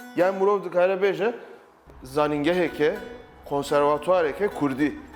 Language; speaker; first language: Kurdish; non-native, local second language; Turkish